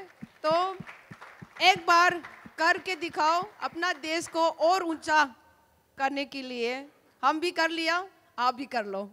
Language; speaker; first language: Hindi; non-native, local second language; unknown